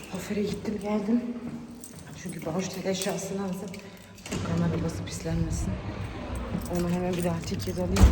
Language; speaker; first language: Turkish; early bilingual, heritage; Turkish